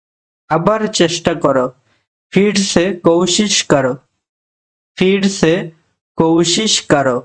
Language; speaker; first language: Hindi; non-native, learner; Bangla